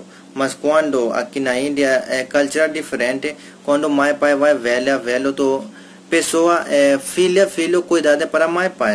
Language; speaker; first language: Portuguese; non-native, learner; Hindi